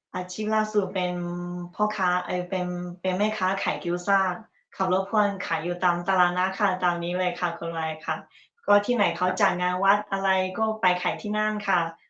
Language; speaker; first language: Thai; early bilingual, other home language; Chinese